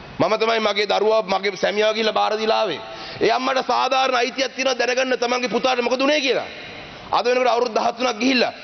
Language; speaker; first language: Sinhala; non-native, local second language; Tamil